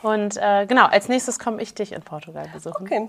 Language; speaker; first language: German; native; German